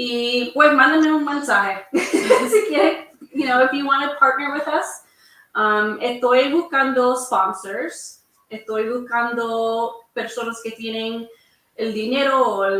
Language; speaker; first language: Spanish; early bilingual, heritage; English